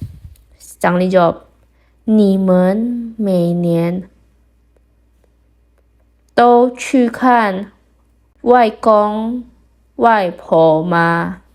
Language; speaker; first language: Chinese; non-native, fluent; Indonesian